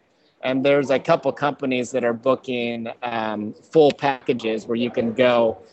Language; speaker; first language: English; native; English